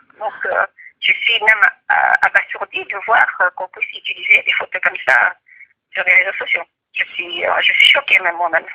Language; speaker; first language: French; non-native, local second language; Kongo